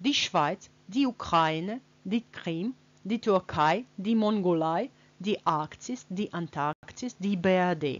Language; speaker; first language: German; non-native, fluent; Russian